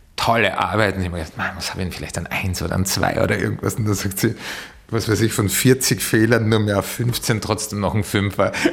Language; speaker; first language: German; early bilingual, other home language; Turkish